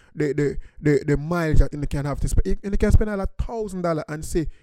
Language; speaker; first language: English; non-native, local second language; Jamaican Creole English